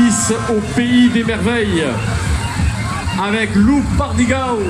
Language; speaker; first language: French; native; French